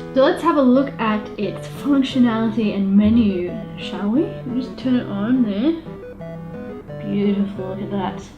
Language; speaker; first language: English; native; English